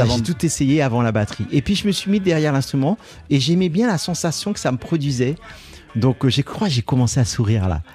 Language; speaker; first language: French; native; French